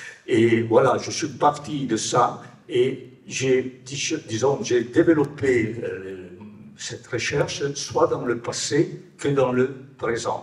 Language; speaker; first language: French; non-native, fluent; Italian